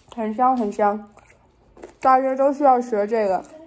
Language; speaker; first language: Chinese; early bilingual, heritage; Chinese